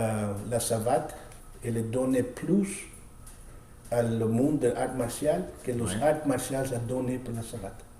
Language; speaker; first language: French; non-native, learner; Spanish